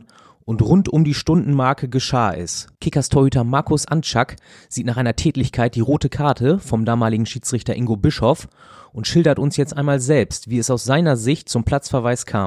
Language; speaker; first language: German; native; German